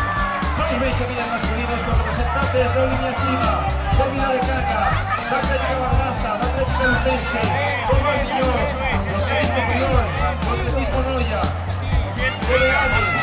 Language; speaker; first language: Spanish; non-native, local second language; Galician